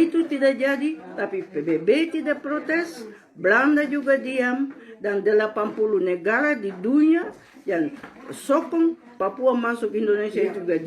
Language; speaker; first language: Indonesian; non-native, local second language; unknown